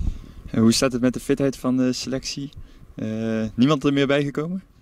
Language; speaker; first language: Dutch; native; Dutch